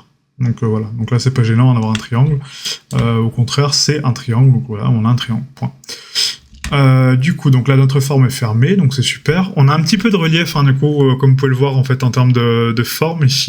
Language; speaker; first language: French; native; French